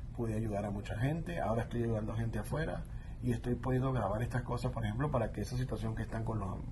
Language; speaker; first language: Spanish; native; Spanish